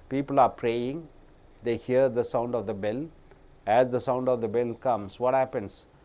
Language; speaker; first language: English; non-native, local second language; Tamil